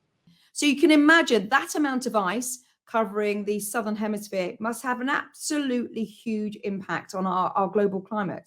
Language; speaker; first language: English; native; English